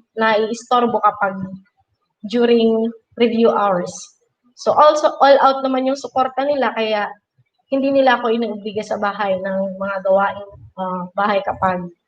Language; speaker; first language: Filipino; non-native, local second language; Bikol